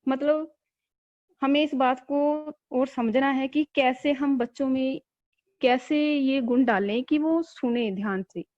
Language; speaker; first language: Hindi; non-native, local second language; Punjabi